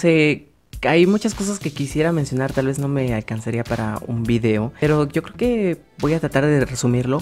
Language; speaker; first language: Spanish; native; Spanish